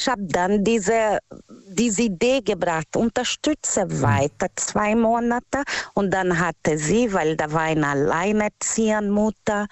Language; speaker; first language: German; non-native, learner; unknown